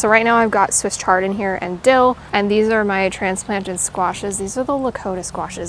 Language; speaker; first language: English; native; English